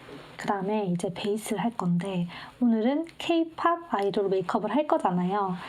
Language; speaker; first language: Korean; native; Korean